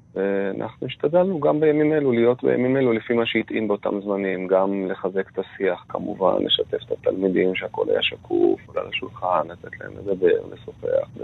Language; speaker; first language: Hebrew; native; Hebrew